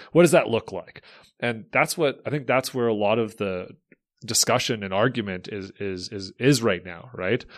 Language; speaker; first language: English; native; English